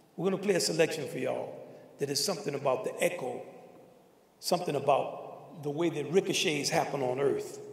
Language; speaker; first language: English; native; English